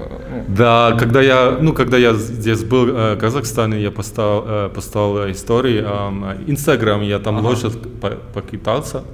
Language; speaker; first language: Russian; early bilingual, heritage; German